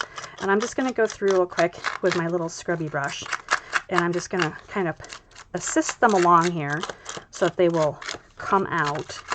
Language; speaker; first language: English; native; English